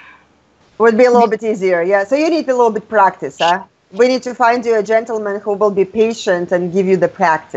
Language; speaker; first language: English; non-native, fluent; Russian